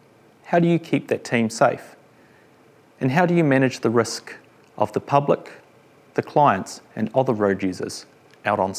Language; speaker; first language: English; native; English